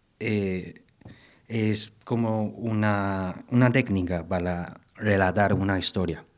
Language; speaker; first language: Spanish; non-native, fluent; Chinese